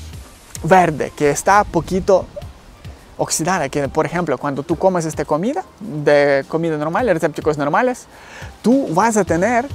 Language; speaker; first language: Spanish; non-native, learner; Ukrainian